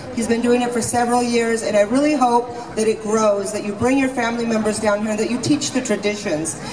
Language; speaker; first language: English; early bilingual, other home language; Spanish